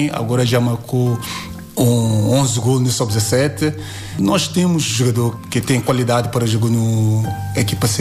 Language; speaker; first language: Portuguese; non-native, learner; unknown